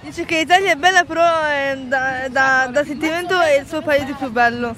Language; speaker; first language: Italian; early bilingual, other home language; Arabic